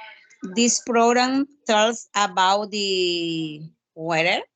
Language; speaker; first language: English; non-native, learner; Spanish